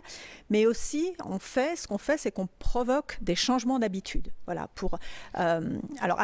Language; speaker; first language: French; native; French